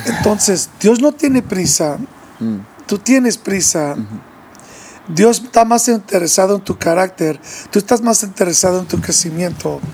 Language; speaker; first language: Spanish; early bilingual, heritage; English